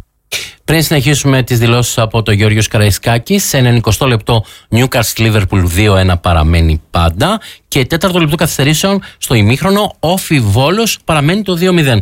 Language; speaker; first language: Greek; native; Greek